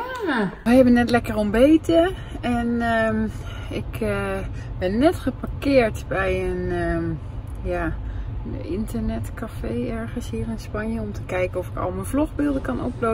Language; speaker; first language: Dutch; native; Dutch